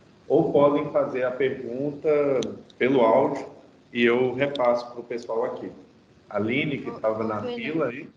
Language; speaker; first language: Portuguese; native; Portuguese